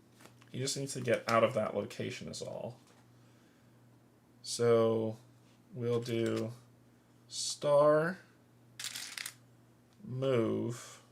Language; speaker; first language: English; native; English